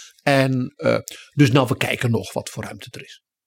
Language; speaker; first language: Dutch; native; Dutch